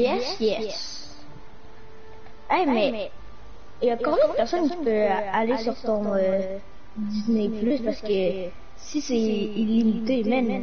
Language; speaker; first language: French; native; French